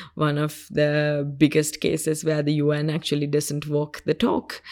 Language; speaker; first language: English; non-native, local second language; Sinhala